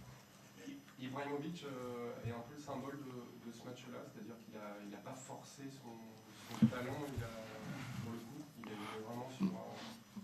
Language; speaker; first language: French; native; French